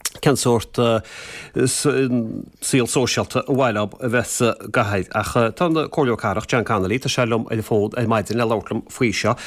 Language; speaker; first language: Irish; native; Irish